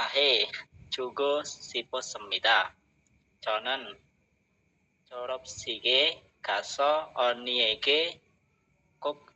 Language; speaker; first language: Korean; non-native, learner; Indonesian